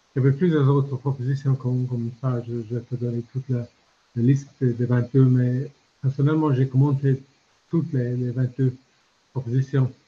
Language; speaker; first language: French; non-native, fluent; English